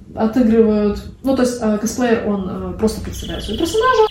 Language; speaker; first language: Russian; non-native, local second language; Belarusian